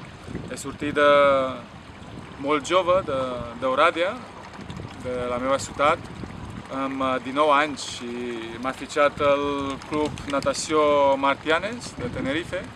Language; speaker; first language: Catalan; non-native, fluent; Romanian